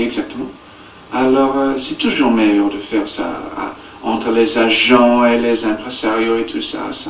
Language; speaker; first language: French; non-native, learner; English